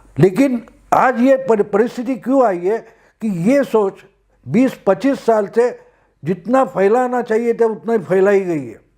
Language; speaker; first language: Hindi; non-native, local second language; Marathi